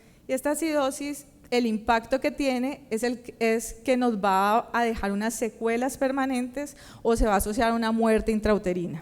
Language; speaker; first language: Spanish; native; Spanish